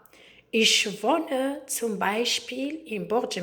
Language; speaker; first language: German; non-native, learner; Arabic